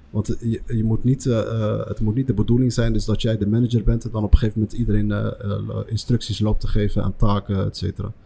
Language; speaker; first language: Dutch; early bilingual, other home language; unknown